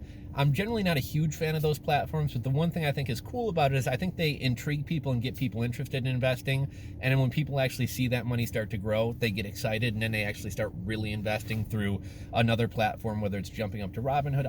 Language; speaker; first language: English; native; English